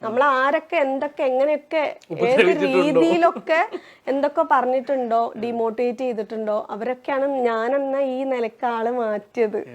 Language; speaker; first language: Malayalam; non-native, local second language; Tamil